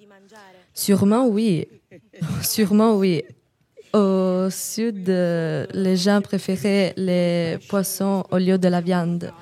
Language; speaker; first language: French; non-native, learner; Italian